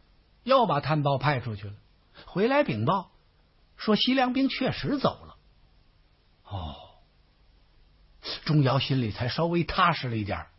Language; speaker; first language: Chinese; native; Chinese